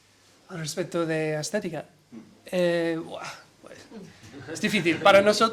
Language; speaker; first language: Spanish; non-native, learner; English